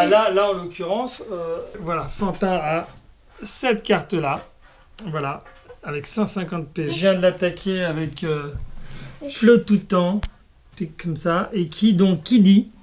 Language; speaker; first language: French; native; French